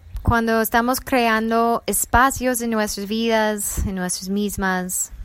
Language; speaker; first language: Spanish; non-native, fluent; English